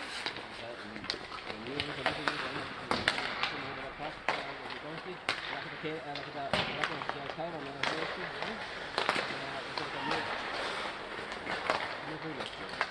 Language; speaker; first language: Icelandic; native; Icelandic